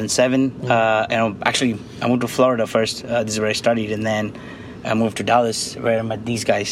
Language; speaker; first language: English; non-native, local second language; Tamil